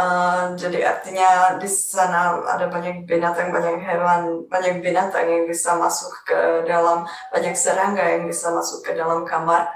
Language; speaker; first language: Indonesian; non-native, fluent; Czech